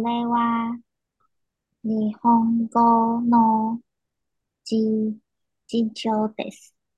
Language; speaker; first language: Japanese; non-native, learner; Chinese